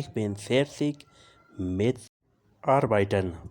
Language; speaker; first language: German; non-native, learner; Urdu